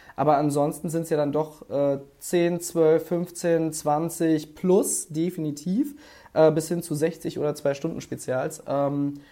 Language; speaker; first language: German; native; German